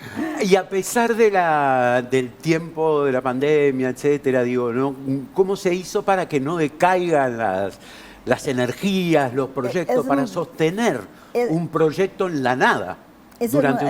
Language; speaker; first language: Spanish; native; Spanish